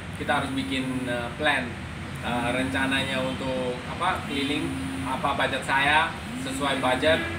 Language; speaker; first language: Indonesian; non-native, fluent; Urdu